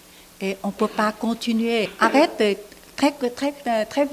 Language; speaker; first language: French; non-native, learner; Vietnamese